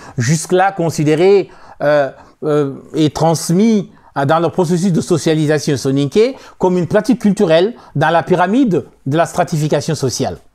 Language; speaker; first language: French; non-native, local second language; Soninke